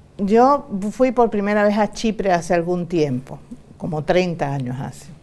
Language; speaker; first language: Spanish; native; Spanish